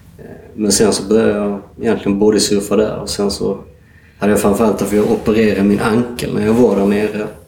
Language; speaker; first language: Swedish; native; Swedish